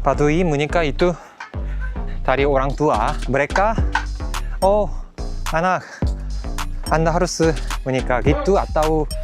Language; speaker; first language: Indonesian; non-native, fluent; Korean